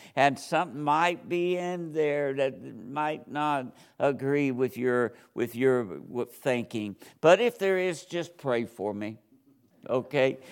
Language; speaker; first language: English; native; English